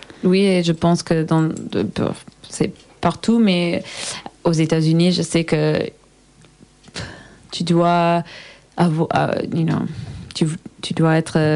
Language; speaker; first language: French; non-native, learner; English